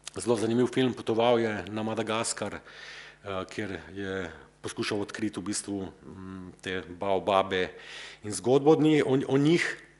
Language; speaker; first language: Slovenian; native; Slovenian